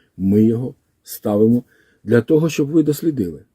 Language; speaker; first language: Ukrainian; native; Ukrainian